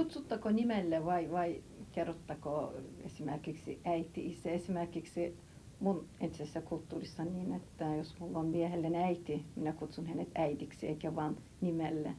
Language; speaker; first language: Finnish; non-native, fluent; Turkish